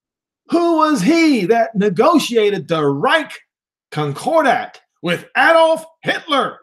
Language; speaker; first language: English; native; English